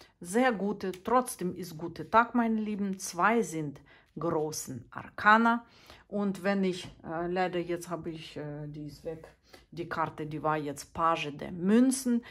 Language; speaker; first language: German; non-native, fluent; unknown